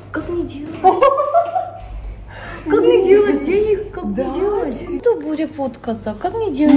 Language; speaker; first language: Russian; non-native, fluent; Korean